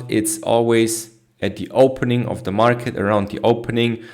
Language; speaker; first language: English; non-native, fluent; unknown